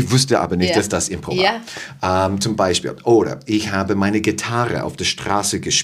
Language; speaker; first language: German; non-native, fluent; English